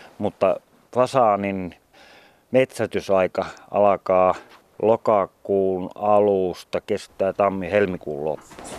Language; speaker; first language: Finnish; native; Finnish